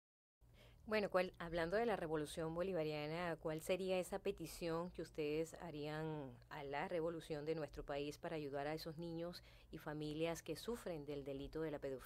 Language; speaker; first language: Spanish; native; Spanish